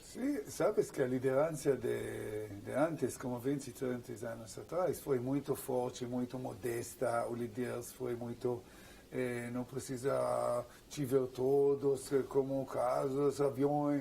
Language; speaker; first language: Portuguese; non-native, learner; Hebrew